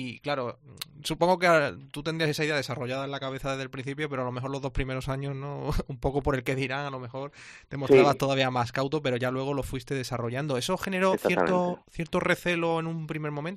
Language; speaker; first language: Spanish; native; Spanish